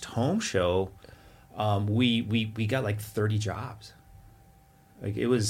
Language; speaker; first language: English; native; English